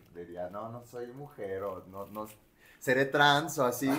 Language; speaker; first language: Spanish; native; Spanish